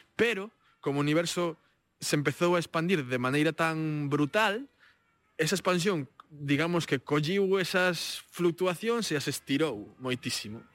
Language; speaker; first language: Galician; native; Galician